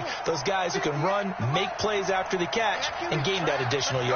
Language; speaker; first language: English; native; English